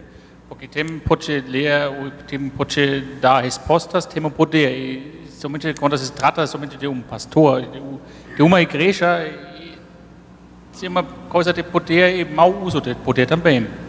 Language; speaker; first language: Portuguese; non-native, fluent; German